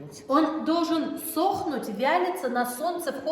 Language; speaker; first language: Russian; native; Russian